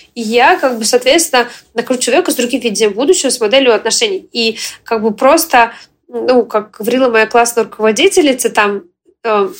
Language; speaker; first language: Russian; non-native, fluent; Ukrainian